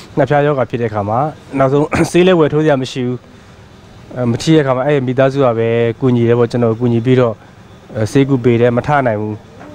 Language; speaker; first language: Burmese; non-native, local second language; Tedim Chin